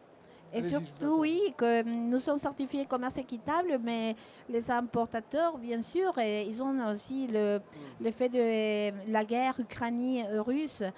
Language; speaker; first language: French; non-native, fluent; Spanish